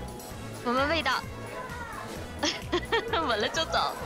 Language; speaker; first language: Chinese; native; Chinese